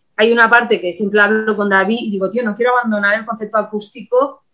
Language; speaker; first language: Spanish; native; Spanish